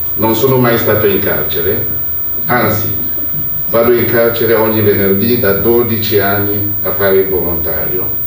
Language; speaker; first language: Italian; non-native, fluent; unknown